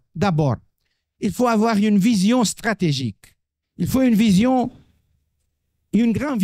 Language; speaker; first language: French; non-native, fluent; Portuguese